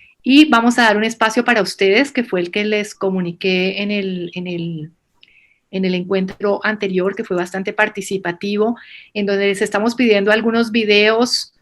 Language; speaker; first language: Spanish; native; Spanish